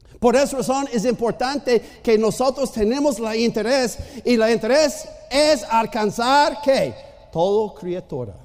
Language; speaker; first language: Spanish; non-native, fluent; English